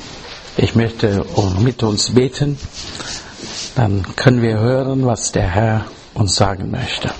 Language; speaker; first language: German; non-native, fluent; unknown